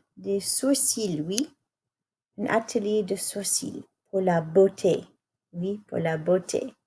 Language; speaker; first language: French; non-native, fluent; English